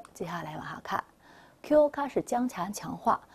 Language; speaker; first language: Chinese; native; Chinese